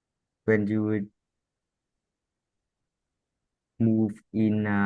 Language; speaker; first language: English; non-native, learner; Vietnamese